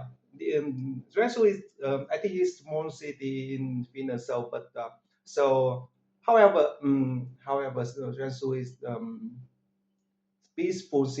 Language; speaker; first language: English; non-native, learner; Vietnamese